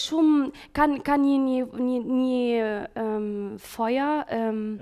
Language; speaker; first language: Albanian; early bilingual, heritage; Spanish